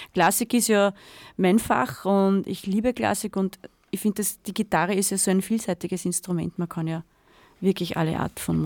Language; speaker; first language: German; native; German